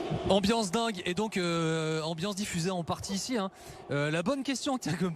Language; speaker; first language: French; native; French